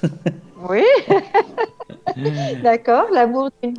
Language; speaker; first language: French; non-native, learner; Spanish